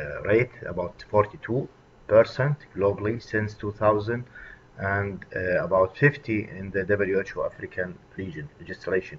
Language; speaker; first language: English; non-native, fluent; Arabic